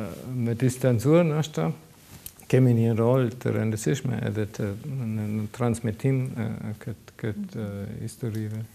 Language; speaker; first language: Albanian; non-native, learner; German